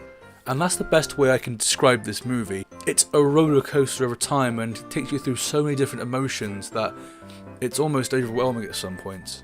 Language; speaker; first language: English; native; English